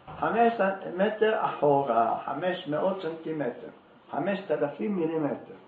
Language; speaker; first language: Hebrew; native; Hebrew